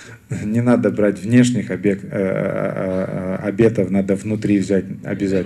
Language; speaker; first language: Russian; native; Russian